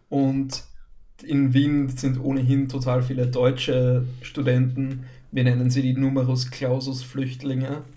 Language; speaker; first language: German; native; German